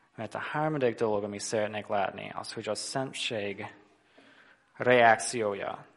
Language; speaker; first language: Hungarian; non-native, fluent; English